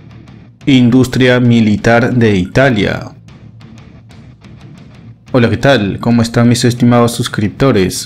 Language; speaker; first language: Spanish; native; Spanish